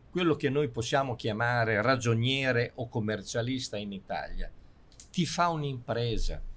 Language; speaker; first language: Italian; native; Italian